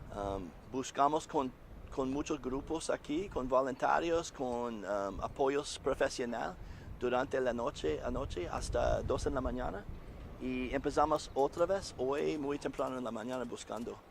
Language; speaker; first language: Spanish; non-native, learner; English